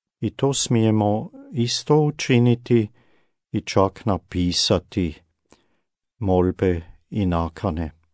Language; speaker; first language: Croatian; non-native, fluent; German